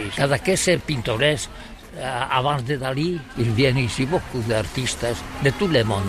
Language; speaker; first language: French; non-native, learner; Catalan